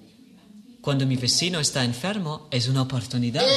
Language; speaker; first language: Spanish; non-native, fluent; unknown